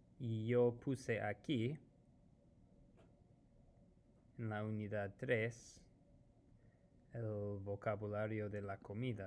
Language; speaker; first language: Spanish; non-native, fluent; English